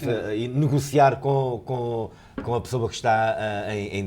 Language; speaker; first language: Portuguese; native; Portuguese